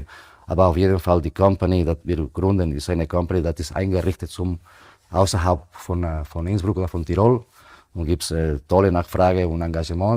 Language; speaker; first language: German; non-native, fluent; Spanish